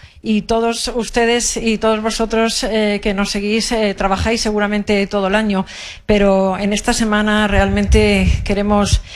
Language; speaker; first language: Spanish; native; Spanish